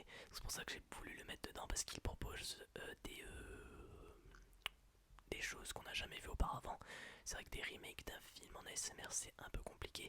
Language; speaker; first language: French; native; French